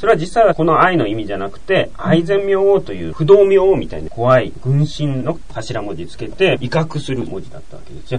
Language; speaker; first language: Japanese; native; Japanese